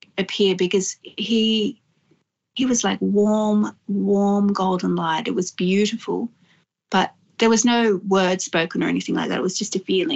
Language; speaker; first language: English; native; English